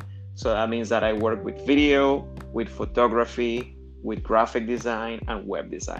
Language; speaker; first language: English; non-native, fluent; Spanish